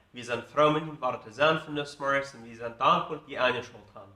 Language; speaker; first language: German; non-native, learner; Plautdietsch